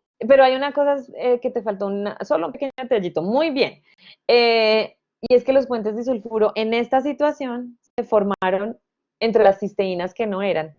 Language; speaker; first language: Spanish; native; Spanish